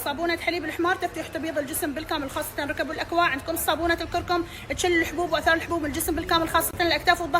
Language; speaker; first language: Arabic; native; Arabic